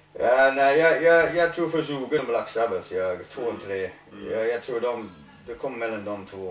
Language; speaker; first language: Swedish; non-native, learner; English